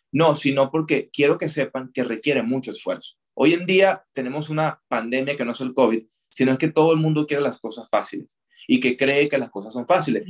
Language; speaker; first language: Spanish; native; Spanish